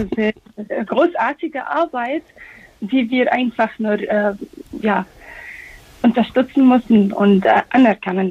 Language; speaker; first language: German; non-native, fluent; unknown